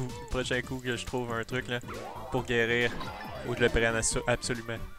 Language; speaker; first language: French; native; French